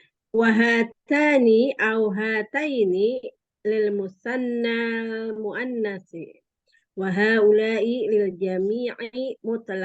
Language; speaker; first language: Arabic; non-native, learner; Indonesian